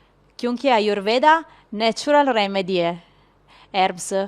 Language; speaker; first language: Hindi; non-native, learner; Italian